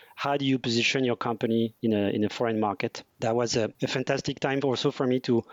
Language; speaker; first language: English; non-native, fluent; French